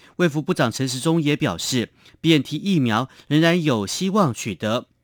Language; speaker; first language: Chinese; non-native, local second language; Hakka Chinese